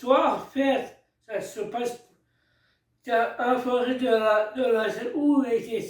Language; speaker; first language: French; native; French